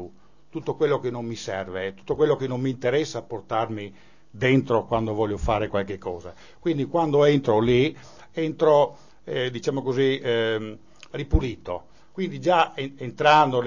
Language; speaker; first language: Italian; native; Italian